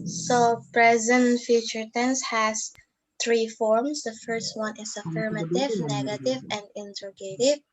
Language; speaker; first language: English; non-native, learner; Indonesian